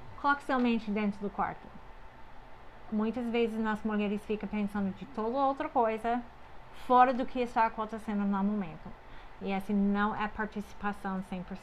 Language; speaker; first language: Portuguese; non-native, fluent; English